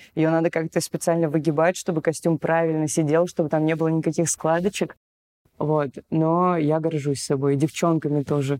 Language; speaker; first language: Russian; native; Russian